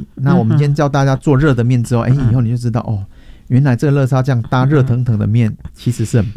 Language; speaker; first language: Chinese; native; Chinese